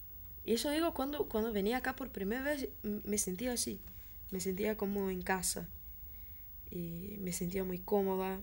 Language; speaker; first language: Spanish; non-native, fluent; Portuguese